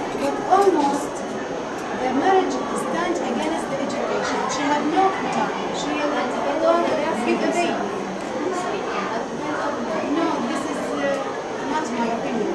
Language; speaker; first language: English; non-native, learner; Arabic